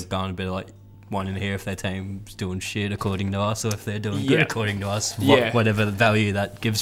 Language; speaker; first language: English; native; English